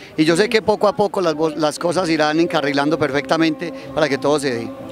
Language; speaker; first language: Spanish; native; Spanish